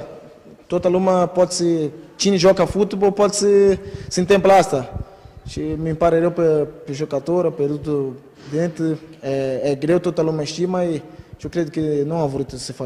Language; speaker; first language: Romanian; non-native, learner; Portuguese